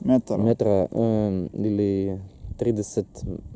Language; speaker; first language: Russian; native; Russian